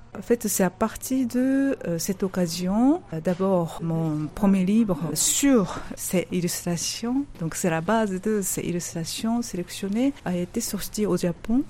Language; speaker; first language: French; non-native, fluent; Japanese